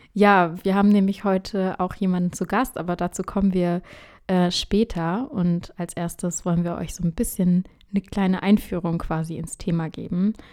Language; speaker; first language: German; early bilingual, other home language; Urdu